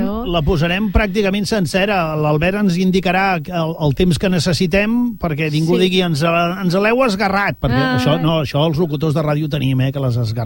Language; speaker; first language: Catalan; native; Catalan